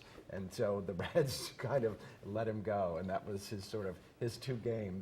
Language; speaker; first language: English; native; English